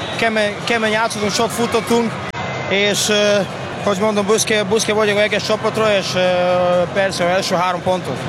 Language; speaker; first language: Hungarian; non-native, learner; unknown